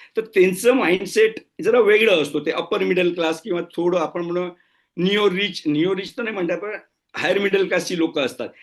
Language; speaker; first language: Marathi; non-native, local second language; Gujarati